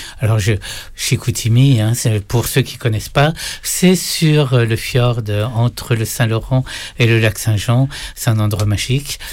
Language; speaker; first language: French; native; French